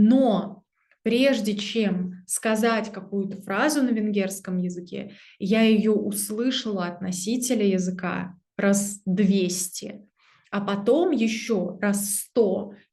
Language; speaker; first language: Russian; native; Russian